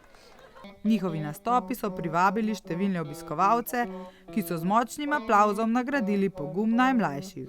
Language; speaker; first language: Slovenian; native; Slovenian